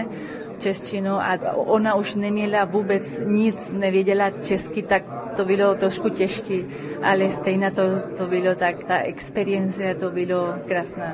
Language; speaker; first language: Czech; early bilingual, heritage; Spanish